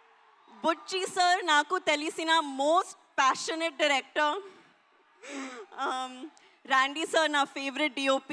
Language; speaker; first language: Telugu; non-native, learner; Hindi